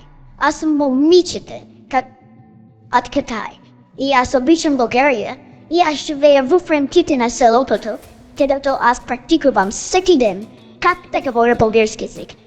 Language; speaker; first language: Bulgarian; non-native, learner; Chinese